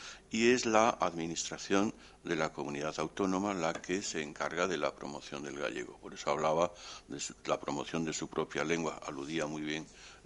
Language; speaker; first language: Spanish; native; Spanish